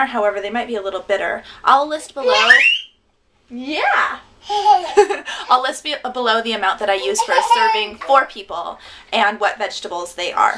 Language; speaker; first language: English; native; English